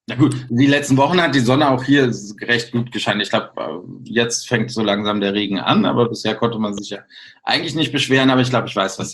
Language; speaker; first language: German; native; German